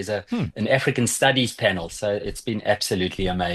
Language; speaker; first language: English; native; English